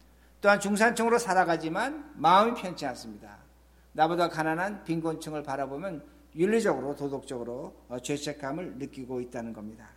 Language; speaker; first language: Korean; native; Korean